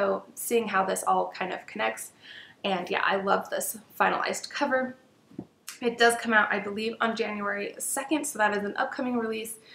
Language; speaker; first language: English; native; English